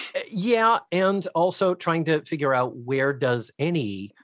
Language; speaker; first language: English; native; English